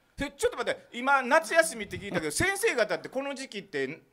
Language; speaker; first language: Japanese; native; Japanese